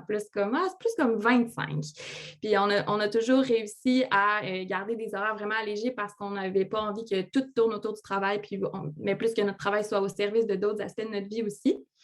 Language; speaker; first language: French; native; French